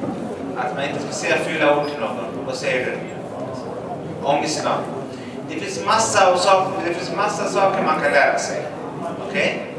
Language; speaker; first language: Swedish; early bilingual, other home language; Arabic